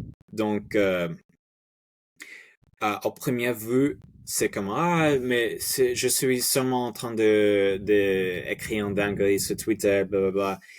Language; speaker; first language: French; non-native, fluent; Spanish